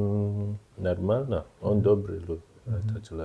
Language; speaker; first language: Russian; non-native, learner; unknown